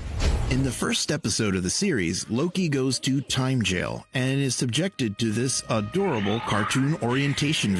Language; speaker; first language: English; native; English